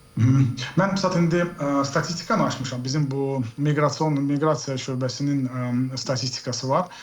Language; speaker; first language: Azerbaijani; early bilingual, heritage; Azerbaijani